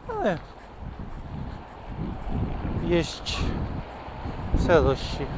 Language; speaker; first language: Polish; non-native, learner; Ukrainian